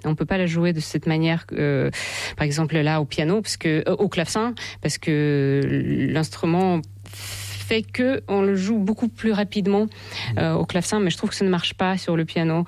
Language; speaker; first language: French; non-native, fluent; Russian